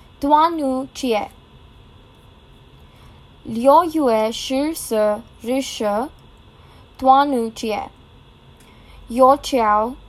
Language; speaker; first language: Chinese; non-native, learner; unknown